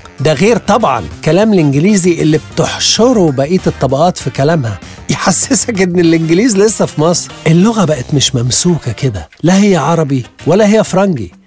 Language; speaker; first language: Arabic; native; Arabic